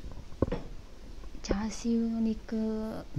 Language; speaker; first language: Japanese; non-native, learner; Vietnamese